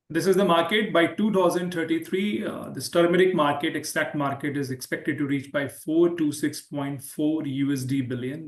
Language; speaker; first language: English; non-native, local second language; Hindi